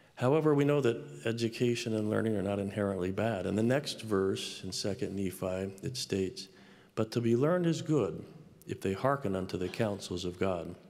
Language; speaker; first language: English; native; English